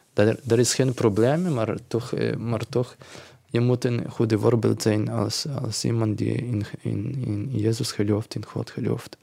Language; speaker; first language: Dutch; non-native, learner; Ukrainian